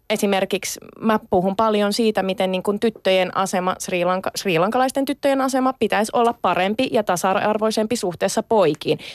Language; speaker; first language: Finnish; native; Finnish